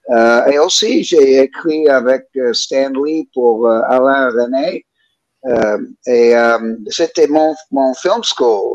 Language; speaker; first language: French; non-native, learner; English